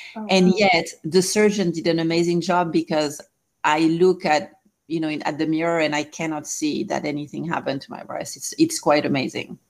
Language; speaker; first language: English; non-native, fluent; French